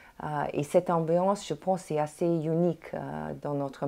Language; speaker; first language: French; non-native, fluent; English